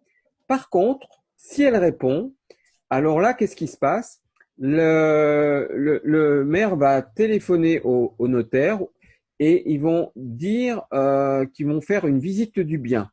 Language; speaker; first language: French; native; French